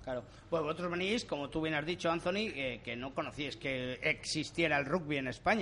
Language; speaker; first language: Spanish; native; Spanish